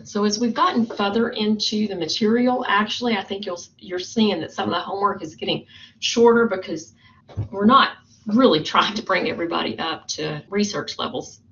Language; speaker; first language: English; native; English